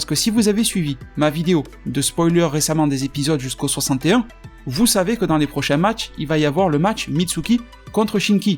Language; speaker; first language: French; native; French